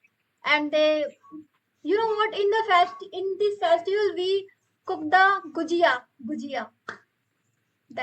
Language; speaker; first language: English; non-native, local second language; Hindi